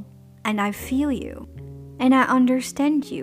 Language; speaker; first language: English; non-native, fluent; Chinese